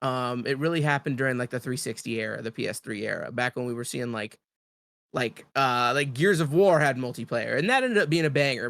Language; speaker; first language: English; native; English